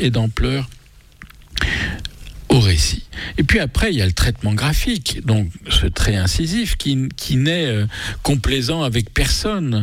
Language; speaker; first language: French; native; French